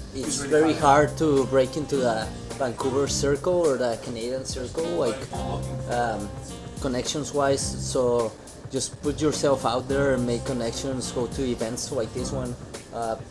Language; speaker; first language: English; non-native, fluent; Spanish